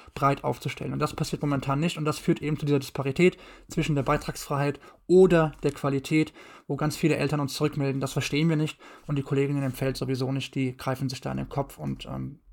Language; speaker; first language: German; native; German